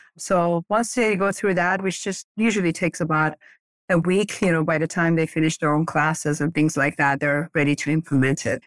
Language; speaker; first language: English; early bilingual, other home language; Persian